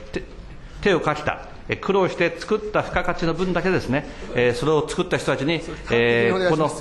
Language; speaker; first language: Japanese; native; Japanese